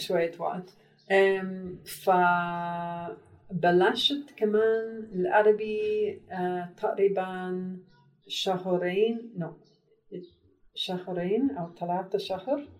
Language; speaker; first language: Arabic; non-native, learner; English